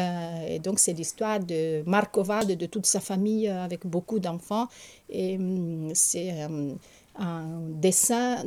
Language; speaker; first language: French; non-native, fluent; Italian